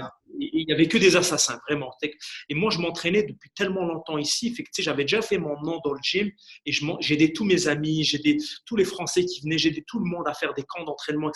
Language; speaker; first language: French; early bilingual, other home language; Arabic